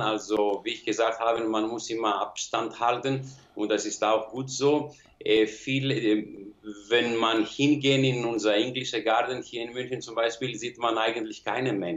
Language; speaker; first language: German; non-native, learner; Greek